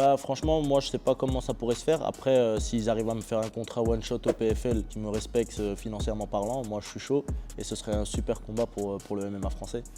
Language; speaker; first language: French; early bilingual, other home language; Chechen